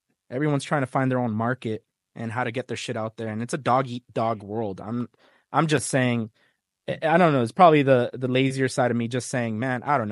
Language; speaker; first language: English; early bilingual, other home language; Spanish